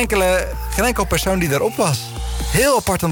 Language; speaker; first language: Dutch; native; Dutch